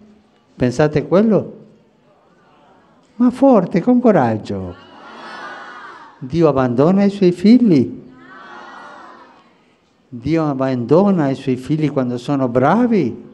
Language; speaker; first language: Italian; non-native, fluent; Spanish